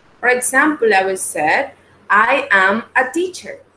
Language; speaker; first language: English; non-native, fluent; Spanish